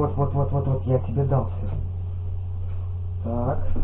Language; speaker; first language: Russian; native; Russian